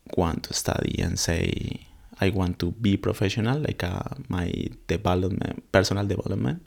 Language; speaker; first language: English; non-native, learner; Spanish